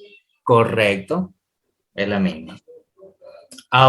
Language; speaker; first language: Spanish; native; Spanish